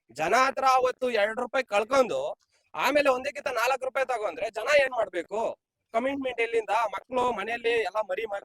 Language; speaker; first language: Kannada; native; Kannada